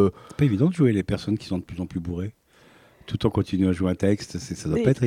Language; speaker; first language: French; native; French